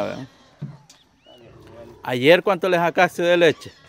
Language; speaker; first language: Spanish; native; Spanish